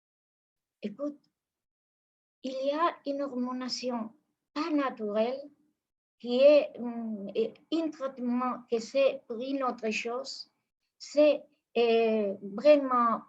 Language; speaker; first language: French; non-native, fluent; Spanish